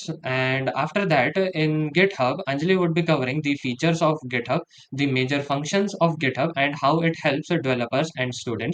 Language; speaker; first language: English; non-native, local second language; Hindi